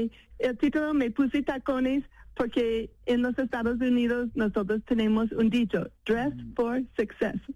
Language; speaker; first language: Spanish; non-native, fluent; English